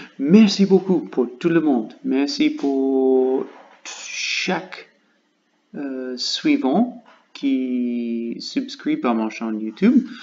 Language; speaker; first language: French; non-native, learner; English